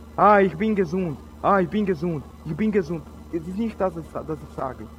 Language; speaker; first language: German; non-native, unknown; Portuguese